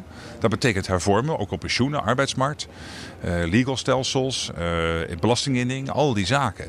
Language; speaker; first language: Dutch; native; Dutch